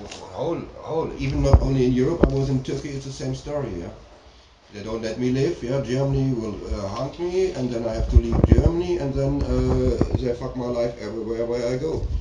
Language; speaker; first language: English; non-native, learner; German